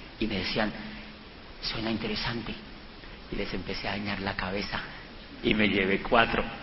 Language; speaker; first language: Spanish; native; Spanish